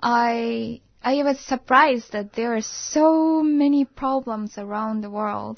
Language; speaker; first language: English; non-native, fluent; Japanese